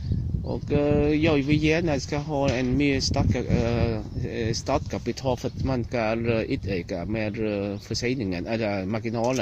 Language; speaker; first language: Swedish; non-native, learner; Vietnamese